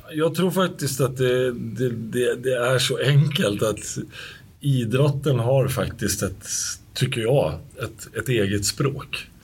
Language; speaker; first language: Swedish; native; Swedish